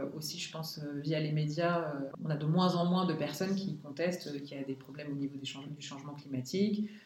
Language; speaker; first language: French; native; French